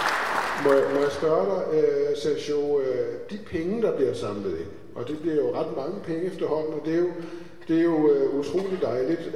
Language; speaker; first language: Danish; native; Danish